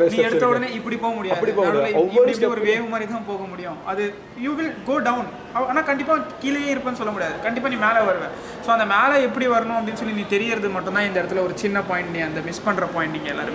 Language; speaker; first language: Tamil; native; Tamil